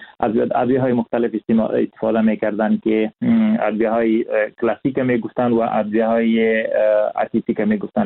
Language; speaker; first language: Persian; native; Persian